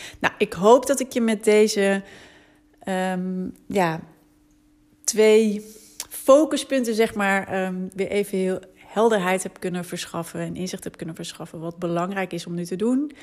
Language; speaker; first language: Dutch; native; Dutch